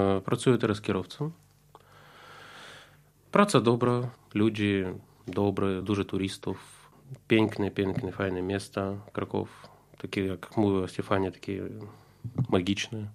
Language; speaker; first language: Polish; non-native, learner; Russian